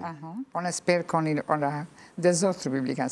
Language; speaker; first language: French; non-native, fluent; Albanian